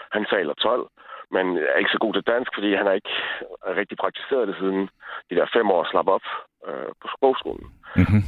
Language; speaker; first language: Danish; native; Danish